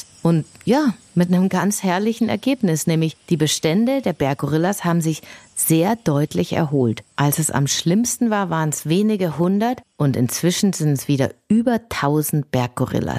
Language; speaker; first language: German; native; German